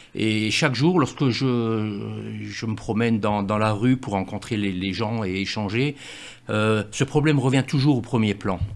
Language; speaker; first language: French; native; French